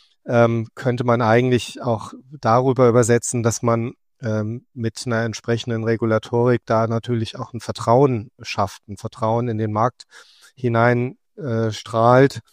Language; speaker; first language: German; native; German